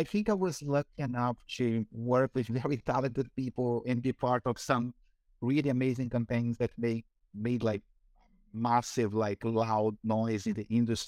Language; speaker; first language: English; non-native, fluent; Portuguese